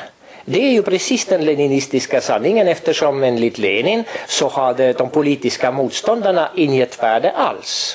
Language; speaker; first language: Swedish; non-native, fluent; Estonian